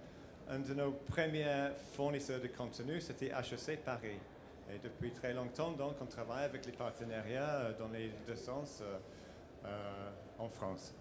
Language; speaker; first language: French; non-native, fluent; English